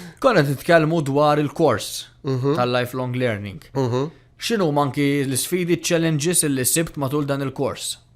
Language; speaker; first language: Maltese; native; Maltese